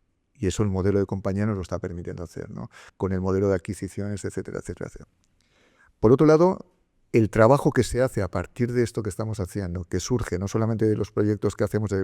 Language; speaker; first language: Spanish; native; Spanish